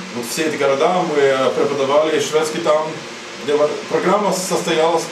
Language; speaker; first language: Russian; non-native, fluent; Swedish